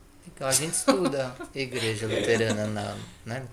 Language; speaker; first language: Portuguese; native; Portuguese